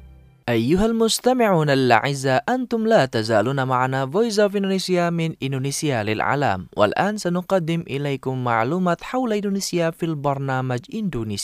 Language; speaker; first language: Arabic; non-native, fluent; Indonesian